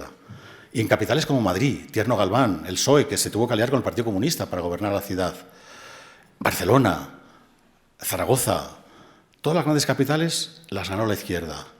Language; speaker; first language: Spanish; native; Spanish